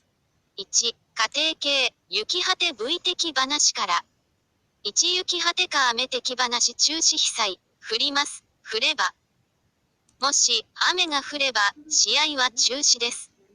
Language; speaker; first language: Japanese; non-native, fluent; Chinese